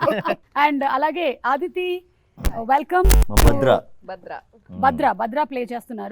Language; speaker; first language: Telugu; native; Telugu